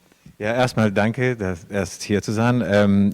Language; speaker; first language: German; non-native, fluent; Spanish